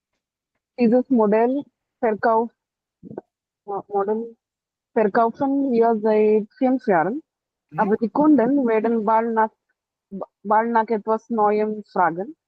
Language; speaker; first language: German; non-native, learner; Hindi